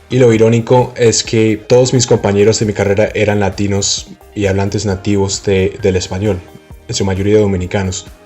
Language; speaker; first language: Spanish; non-native, fluent; English